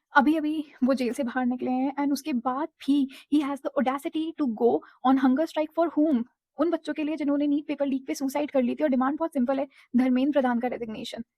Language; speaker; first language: Hindi; native; Hindi